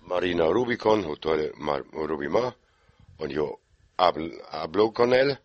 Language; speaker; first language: Spanish; non-native, learner; German